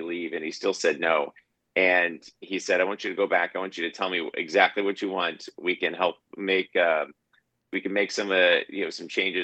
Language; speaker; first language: English; native; English